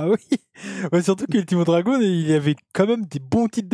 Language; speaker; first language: French; native; French